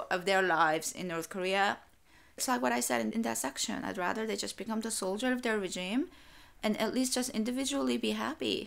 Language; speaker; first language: English; non-native, fluent; Korean